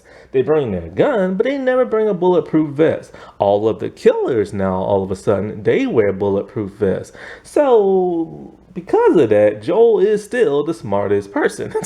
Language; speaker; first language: English; native; English